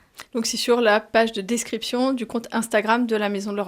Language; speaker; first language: French; native; French